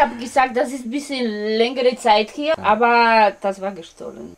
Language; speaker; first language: German; non-native, learner; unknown